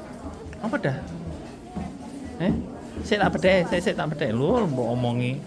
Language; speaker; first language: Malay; non-native, local second language; Javanese